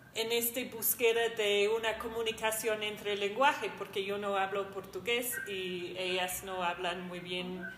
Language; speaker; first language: Spanish; non-native, fluent; English